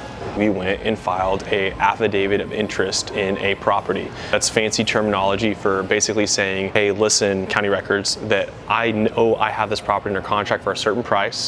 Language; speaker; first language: English; native; English